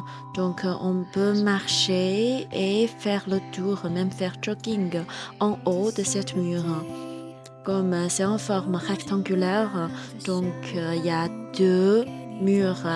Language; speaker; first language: French; non-native, fluent; Chinese